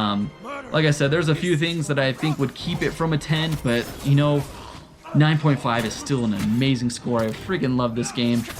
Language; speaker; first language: English; native; English